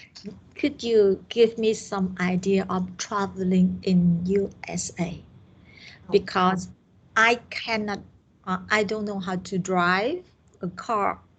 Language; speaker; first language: English; non-native, learner; Vietnamese